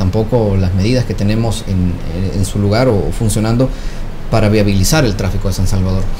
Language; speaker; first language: Spanish; native; Spanish